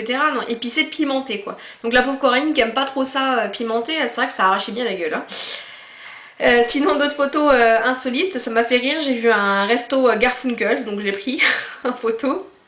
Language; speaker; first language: French; native; French